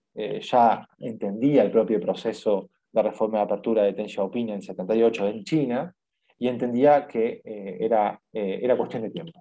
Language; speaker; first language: Spanish; native; Spanish